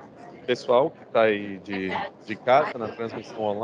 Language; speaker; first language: Portuguese; native; Portuguese